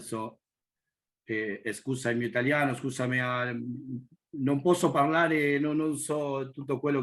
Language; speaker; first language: Italian; non-native, learner; Spanish